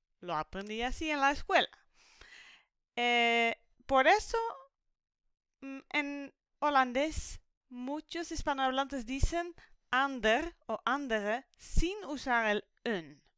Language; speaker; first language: Spanish; non-native, fluent; Dutch